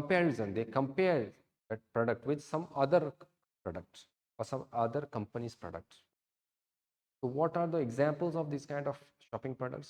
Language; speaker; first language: English; non-native, local second language; Odia